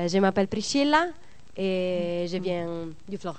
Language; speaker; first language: French; non-native, learner; Italian